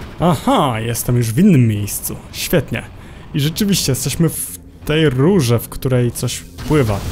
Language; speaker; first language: Polish; native; Polish